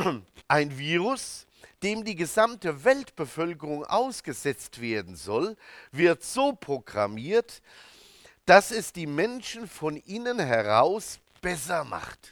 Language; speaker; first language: German; native; German